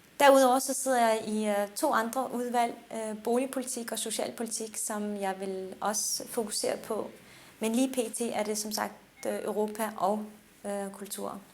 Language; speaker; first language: Danish; early bilingual, other home language; Turkish